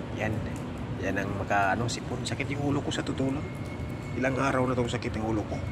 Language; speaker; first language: Filipino; non-native, local second language; Cebuano